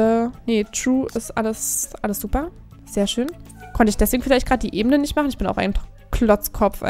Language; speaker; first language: German; native; German